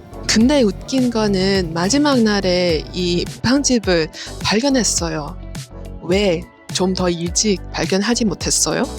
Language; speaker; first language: Korean; non-native, fluent; Vietnamese